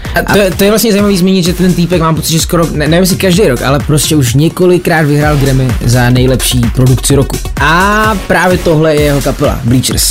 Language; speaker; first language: Czech; native; Czech